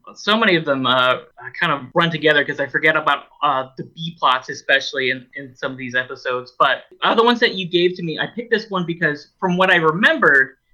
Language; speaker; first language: English; native; English